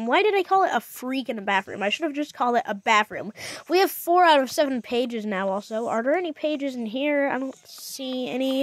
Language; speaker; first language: English; native; English